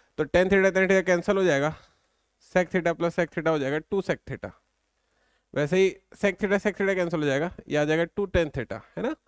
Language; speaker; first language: Hindi; native; Hindi